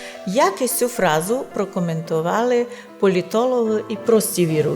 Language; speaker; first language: Ukrainian; non-native, local second language; Rusyn